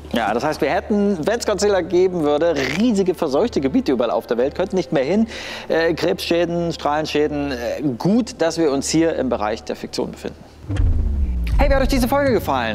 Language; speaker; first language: German; native; German